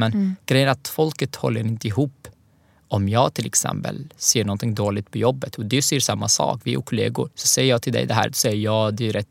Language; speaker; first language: Swedish; non-native, fluent; Arabic